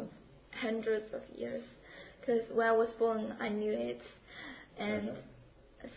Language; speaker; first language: English; non-native, learner; Chinese